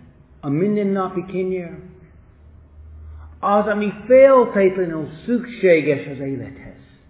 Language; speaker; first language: Hungarian; non-native, fluent; English